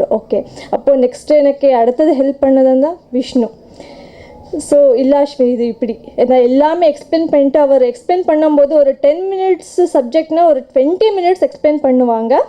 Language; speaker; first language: Tamil; non-native, learner; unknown